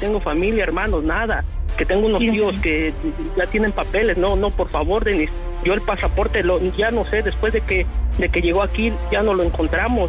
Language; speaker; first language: Spanish; native; Spanish